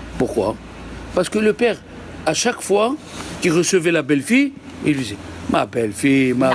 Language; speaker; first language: French; native; French